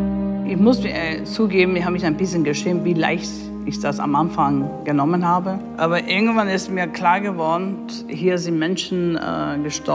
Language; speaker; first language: German; non-native, fluent; English